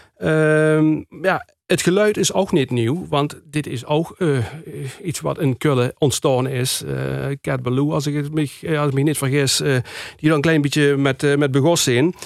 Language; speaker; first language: Dutch; native; Dutch